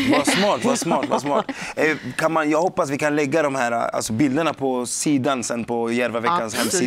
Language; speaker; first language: Swedish; native; Swedish